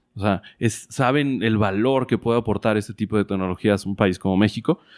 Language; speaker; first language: Spanish; non-native, learner; English